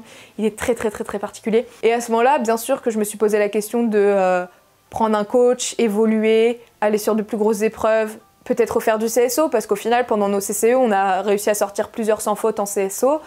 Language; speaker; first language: French; native; French